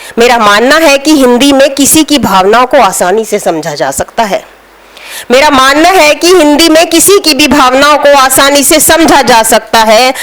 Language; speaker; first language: Hindi; native; Hindi